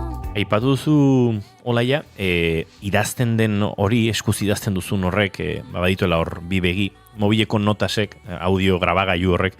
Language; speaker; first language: Basque; native; Basque